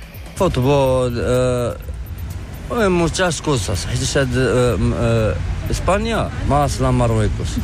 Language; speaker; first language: Spanish; non-native, learner; Arabic